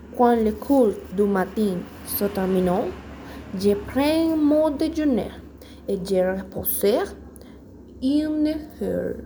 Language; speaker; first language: French; non-native, learner; Spanish